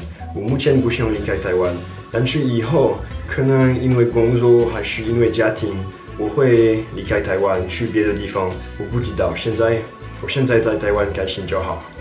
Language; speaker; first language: Chinese; non-native, fluent; French